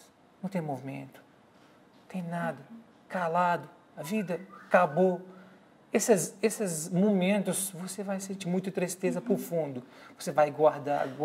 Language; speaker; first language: Portuguese; non-native, learner; Arabic